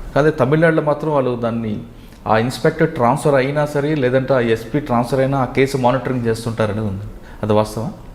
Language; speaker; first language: Telugu; native; Telugu